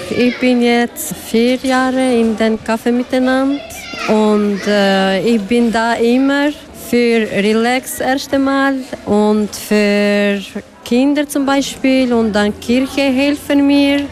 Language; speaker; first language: German; non-native, learner; Albanian